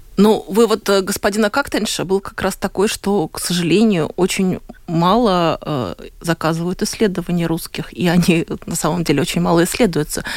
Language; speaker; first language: Russian; native; Russian